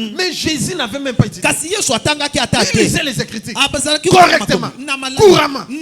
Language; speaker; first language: French; non-native, local second language; Lingala